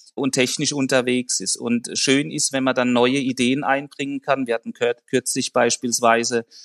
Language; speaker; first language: German; native; German